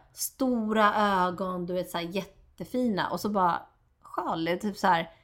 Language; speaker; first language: Swedish; native; Swedish